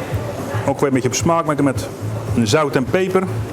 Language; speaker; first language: Dutch; native; Dutch